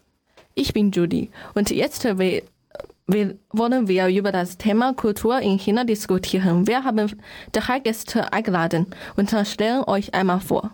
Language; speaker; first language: German; non-native, learner; Chinese